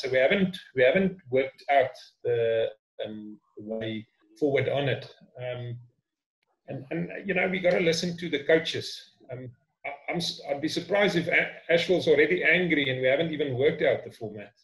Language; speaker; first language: English; non-native, local second language; Afrikaans